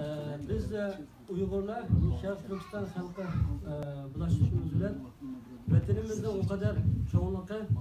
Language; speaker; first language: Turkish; non-native, learner; Uyghur